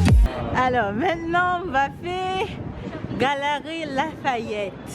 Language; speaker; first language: French; non-native, learner; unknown